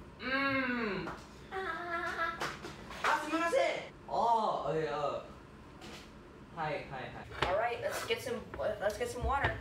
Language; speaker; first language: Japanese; non-native, learner; English